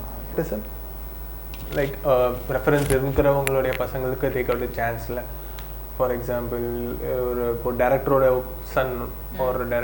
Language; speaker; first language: Tamil; native; Tamil